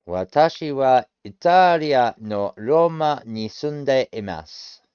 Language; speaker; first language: Japanese; non-native, learner; English